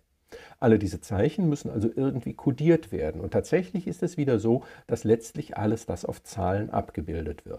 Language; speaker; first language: German; native; German